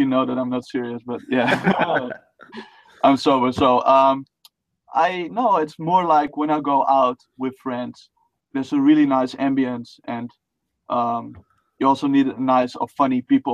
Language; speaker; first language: English; non-native, fluent; Dutch